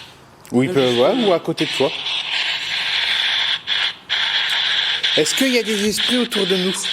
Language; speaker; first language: French; native; French